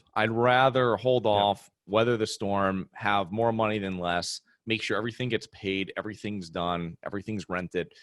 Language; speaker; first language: English; native; English